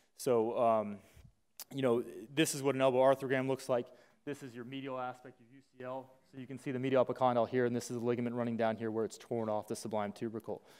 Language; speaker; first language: English; native; English